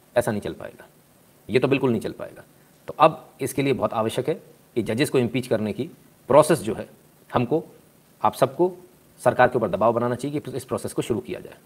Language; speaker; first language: Hindi; native; Hindi